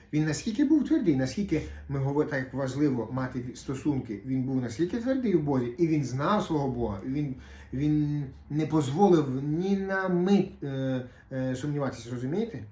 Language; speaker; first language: Ukrainian; native; Ukrainian